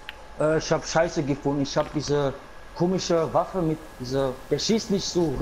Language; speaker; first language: German; non-native, learner; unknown